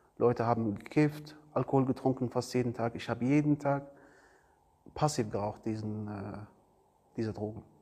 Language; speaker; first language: German; non-native, learner; Arabic